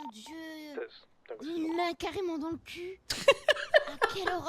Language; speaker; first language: French; native; French